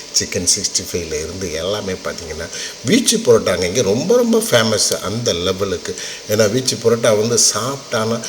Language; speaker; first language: Tamil; native; Tamil